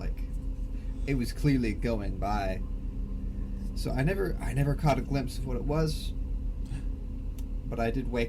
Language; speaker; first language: English; native; English